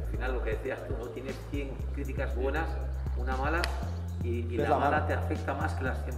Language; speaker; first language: Spanish; native; Spanish